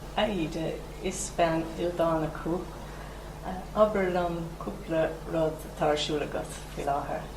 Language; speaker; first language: Irish; non-native, local second language; English